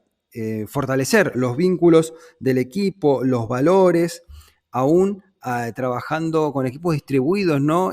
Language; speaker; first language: Spanish; native; Spanish